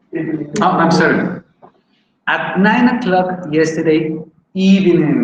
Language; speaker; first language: English; non-native, fluent; Spanish